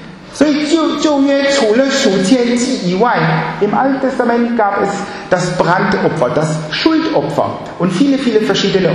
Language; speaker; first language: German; non-native, fluent; Chinese